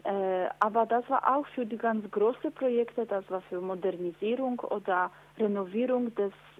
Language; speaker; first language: German; non-native, fluent; Polish